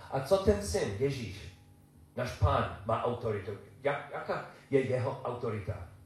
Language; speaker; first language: Czech; non-native, learner; English